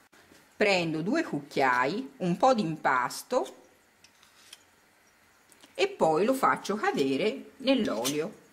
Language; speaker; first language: Italian; native; Italian